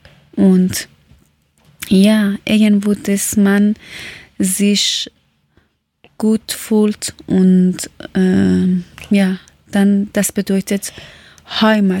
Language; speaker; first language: German; non-native, fluent; Persian